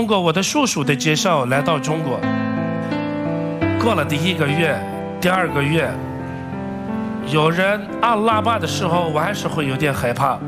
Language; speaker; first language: Chinese; non-native, fluent; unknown